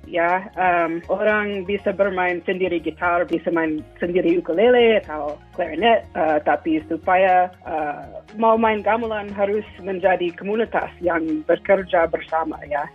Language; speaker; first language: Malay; non-native, fluent; English